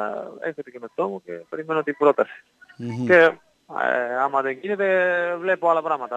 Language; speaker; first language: Greek; non-native, learner; Spanish